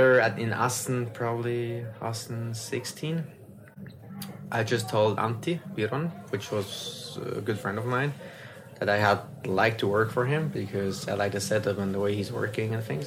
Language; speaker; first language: English; non-native, fluent; French